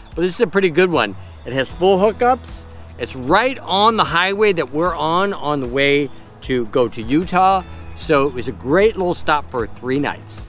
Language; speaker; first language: English; native; English